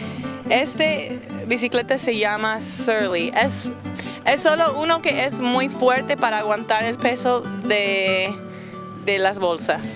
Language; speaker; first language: Spanish; non-native, fluent; English